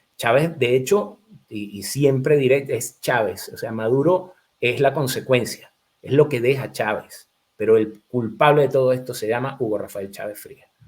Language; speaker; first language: Spanish; native; Spanish